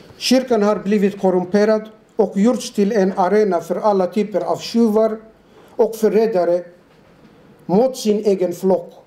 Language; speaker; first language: Swedish; non-native, fluent; Turoyo